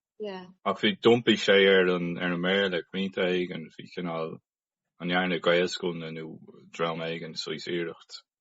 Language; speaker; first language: Irish; non-native, local second language; English